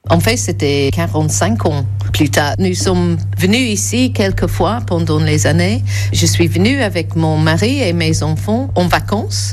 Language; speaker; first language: French; non-native, fluent; English